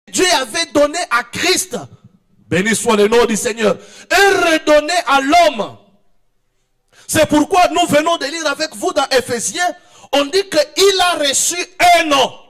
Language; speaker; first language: French; non-native, local second language; Swahili